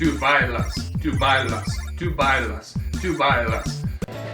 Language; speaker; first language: Spanish; non-native, fluent; English